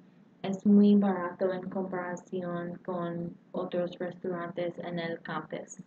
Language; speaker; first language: Spanish; non-native, learner; English